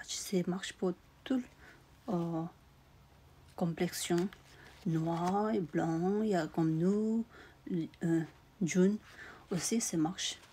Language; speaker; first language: French; non-native, learner; Tibetan